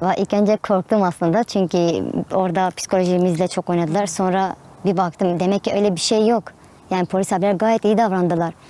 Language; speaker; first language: Turkish; non-native, local second language; Kurdish